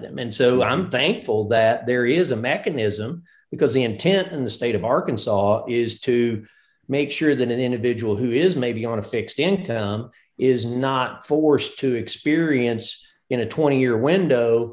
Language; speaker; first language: English; native; English